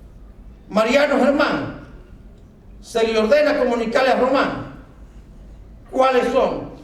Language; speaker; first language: Spanish; native; Spanish